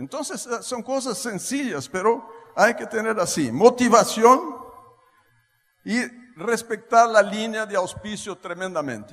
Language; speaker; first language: Spanish; non-native, fluent; Portuguese